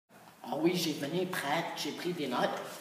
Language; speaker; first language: French; non-native, learner; English